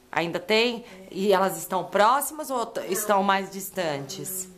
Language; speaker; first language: Portuguese; native; Portuguese